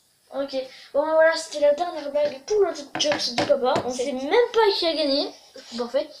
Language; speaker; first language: French; native; French